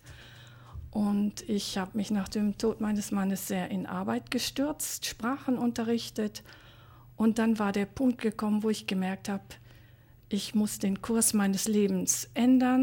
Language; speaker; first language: German; native; German